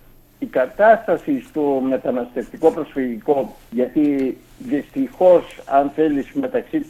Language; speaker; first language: Greek; native; Greek